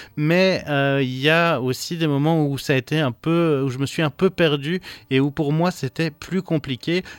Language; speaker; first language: French; native; French